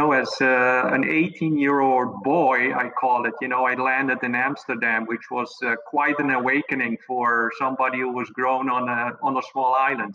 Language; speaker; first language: English; non-native, fluent; Papiamento